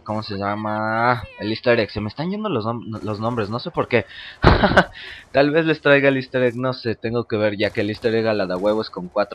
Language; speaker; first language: Spanish; native; Spanish